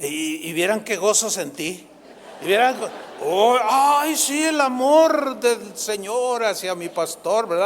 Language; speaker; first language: Spanish; native; Spanish